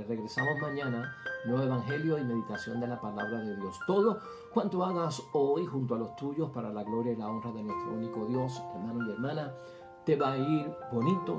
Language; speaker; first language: Spanish; native; Spanish